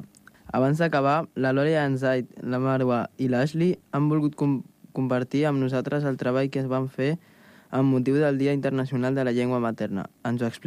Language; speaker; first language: Catalan; native; Catalan